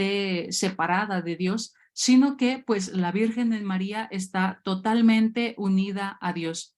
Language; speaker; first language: Spanish; native; Spanish